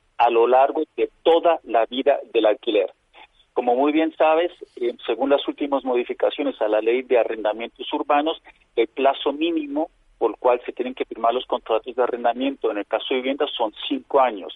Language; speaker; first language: Spanish; non-native, fluent; German